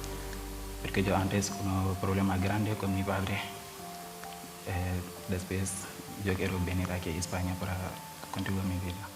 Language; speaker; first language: Spanish; non-native, learner; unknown